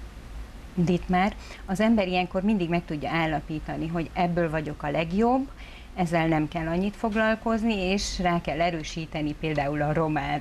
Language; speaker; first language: Hungarian; native; Hungarian